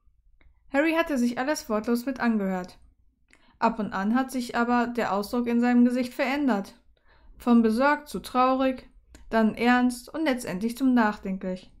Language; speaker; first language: German; native; German